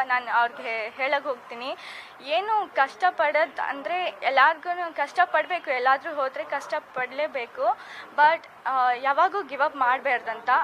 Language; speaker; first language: Kannada; non-native, fluent; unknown